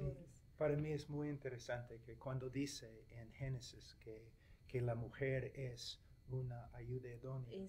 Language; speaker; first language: Spanish; non-native, fluent; English